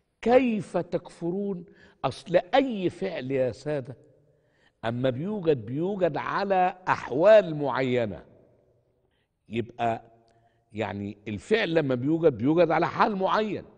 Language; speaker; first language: Arabic; native; Arabic